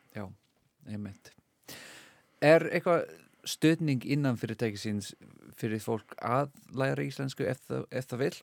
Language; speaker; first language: Icelandic; non-native, fluent; English